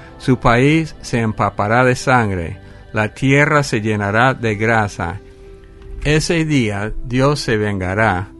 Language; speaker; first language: Spanish; non-native, fluent; English